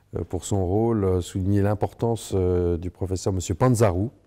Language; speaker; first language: French; native; French